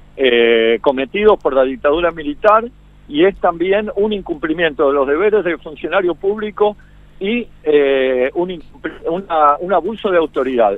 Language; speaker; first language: Spanish; native; Spanish